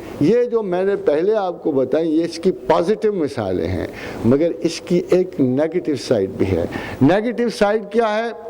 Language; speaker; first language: Urdu; non-native, local second language; Punjabi